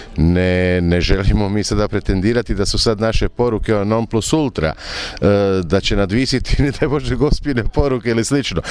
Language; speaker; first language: Croatian; native; Croatian